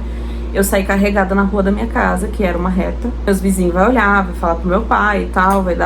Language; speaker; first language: Portuguese; native; Portuguese